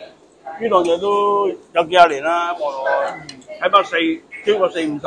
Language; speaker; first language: Cantonese; native; Cantonese